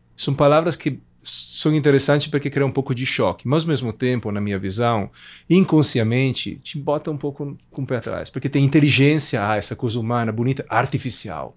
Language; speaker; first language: Portuguese; non-native, fluent; Italian